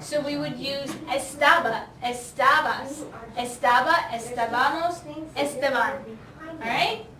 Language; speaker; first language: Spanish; non-native, fluent; English